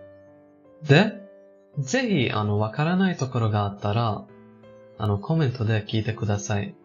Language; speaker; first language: Japanese; non-native, fluent; Persian